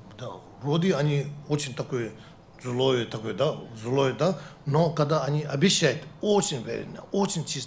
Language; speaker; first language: Russian; non-native, learner; Tibetan